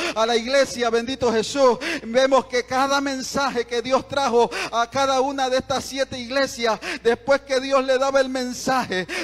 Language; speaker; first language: Spanish; native; Spanish